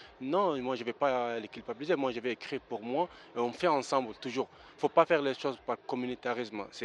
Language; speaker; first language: French; early bilingual, other home language; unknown